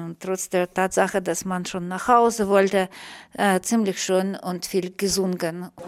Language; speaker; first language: German; non-native, fluent; Russian